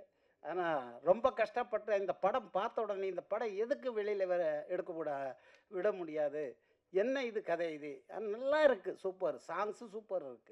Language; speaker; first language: Tamil; non-native, learner; Malayalam